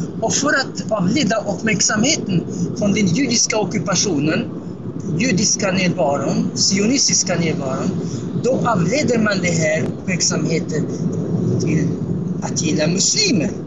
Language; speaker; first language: Swedish; non-native, fluent; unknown